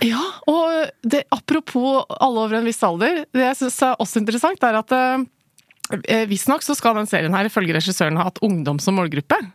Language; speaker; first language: Norwegian; early bilingual, other home language; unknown